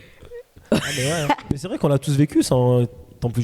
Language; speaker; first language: French; native; French